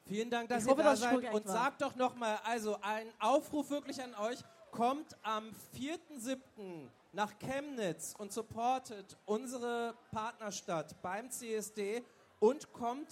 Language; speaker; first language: German; native; German